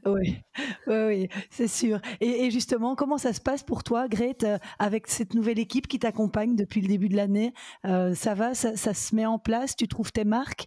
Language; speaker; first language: French; native; French